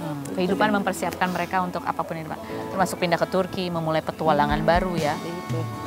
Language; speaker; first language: Indonesian; native; Indonesian